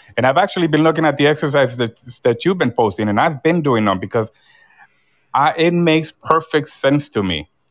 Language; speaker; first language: English; early bilingual, other home language; Spanish